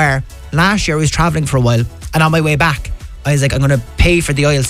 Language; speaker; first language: English; native; English